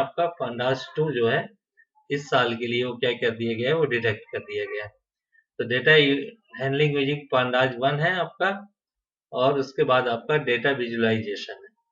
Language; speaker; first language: Hindi; native; Hindi